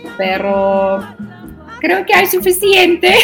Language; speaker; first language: Spanish; non-native, learner; Afrikaans